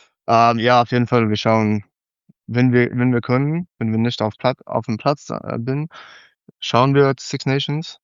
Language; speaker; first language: German; non-native, learner; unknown